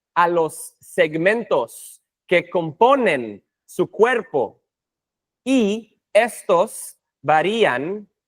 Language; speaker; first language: Spanish; non-native, fluent; English